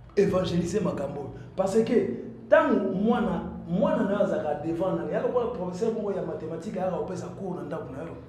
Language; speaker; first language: Lingala; native; Lingala